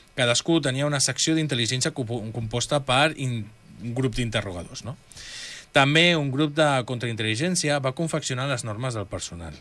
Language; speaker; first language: Catalan; native; Catalan